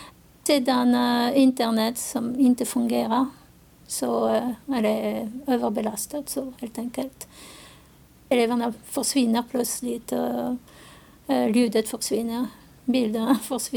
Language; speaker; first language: Swedish; non-native, fluent; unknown